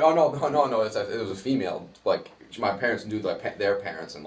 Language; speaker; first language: English; native; English